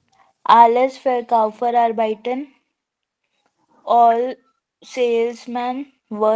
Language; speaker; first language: German; non-native, learner; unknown